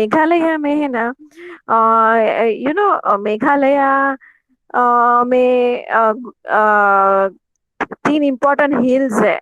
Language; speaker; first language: Hindi; non-native, local second language; Gujarati